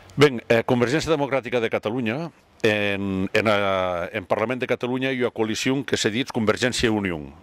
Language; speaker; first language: Catalan; non-native, local second language; Occitan